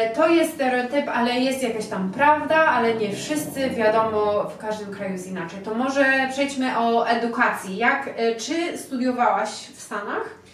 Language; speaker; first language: Polish; early bilingual, heritage; Polish